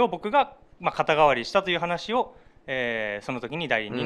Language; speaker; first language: Japanese; native; Japanese